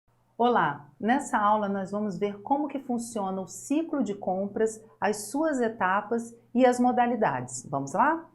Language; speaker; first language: Portuguese; native; Portuguese